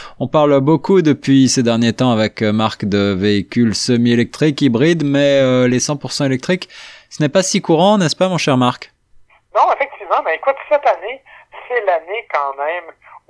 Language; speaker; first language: French; native; French